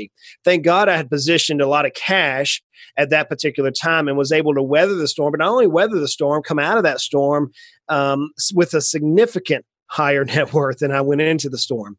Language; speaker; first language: English; native; English